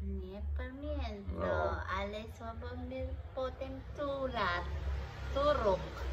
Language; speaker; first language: Polish; non-native, learner; Cebuano